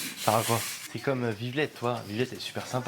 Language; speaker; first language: French; native; French